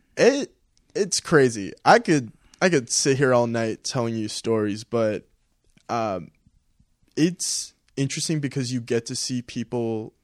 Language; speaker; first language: English; early bilingual, other home language; Filipino